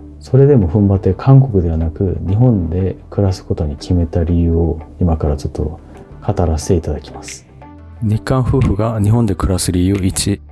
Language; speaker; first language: Japanese; non-native, fluent; Korean